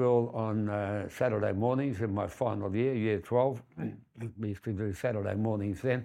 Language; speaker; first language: English; native; English